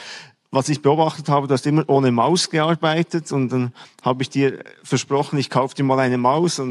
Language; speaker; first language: German; native; German